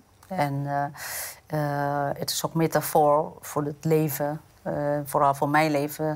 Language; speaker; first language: Dutch; non-native, fluent; Amharic